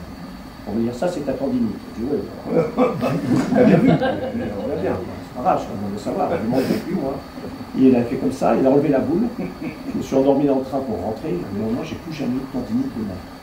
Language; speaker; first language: French; native; French